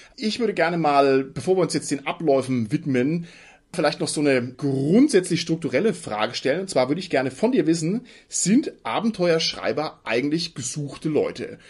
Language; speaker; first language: German; native; German